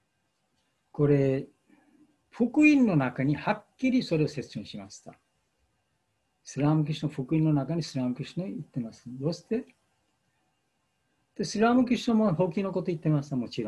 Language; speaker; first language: Japanese; non-native, fluent; Bangla